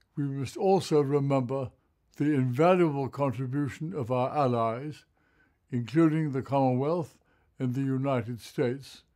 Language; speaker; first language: English; native; English